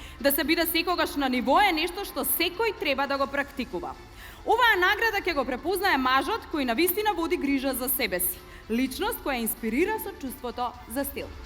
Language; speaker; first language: Macedonian; native; Macedonian